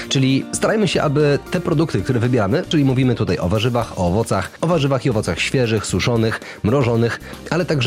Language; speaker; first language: Polish; native; Polish